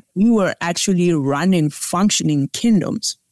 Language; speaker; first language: English; non-native, local second language; Tsonga